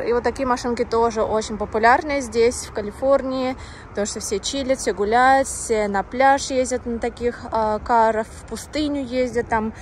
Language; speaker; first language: Russian; native; Russian